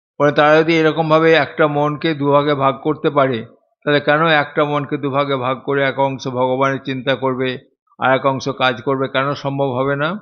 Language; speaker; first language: Bangla; native; Bangla